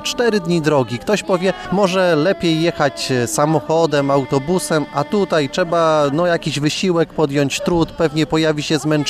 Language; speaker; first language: Polish; native; Polish